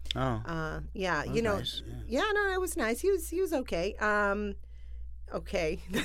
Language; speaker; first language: English; non-native, fluent; Spanish